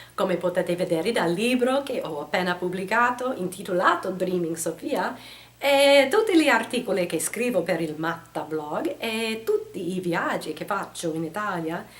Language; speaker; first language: Italian; non-native, fluent; English